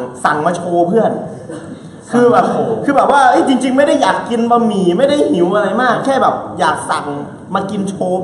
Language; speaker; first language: Thai; native; Thai